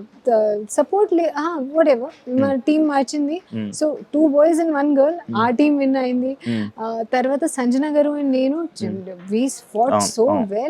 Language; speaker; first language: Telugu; non-native, local second language; Hindi